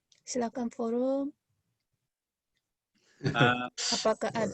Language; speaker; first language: Indonesian; non-native, fluent; Korean